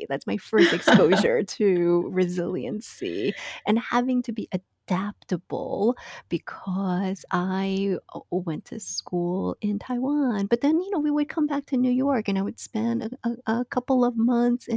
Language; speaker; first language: English; non-native, fluent; Chinese